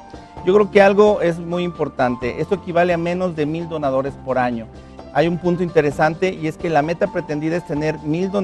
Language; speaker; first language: Spanish; native; Spanish